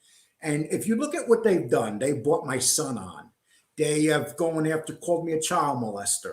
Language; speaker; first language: English; native; English